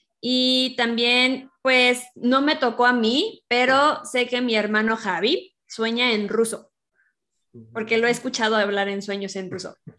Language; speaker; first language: Spanish; native; Spanish